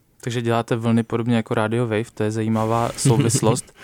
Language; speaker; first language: Czech; native; Czech